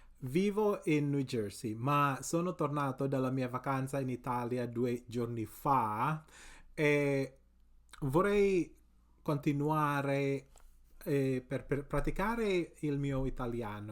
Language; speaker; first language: Italian; non-native, learner; English